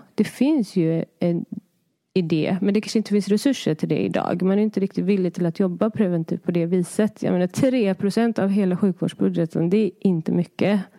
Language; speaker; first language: Swedish; early bilingual, other home language; Persian